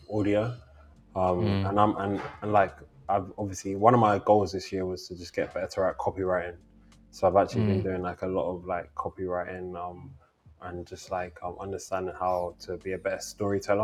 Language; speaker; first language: English; native; English